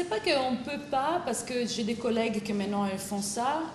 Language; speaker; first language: French; non-native, fluent; Italian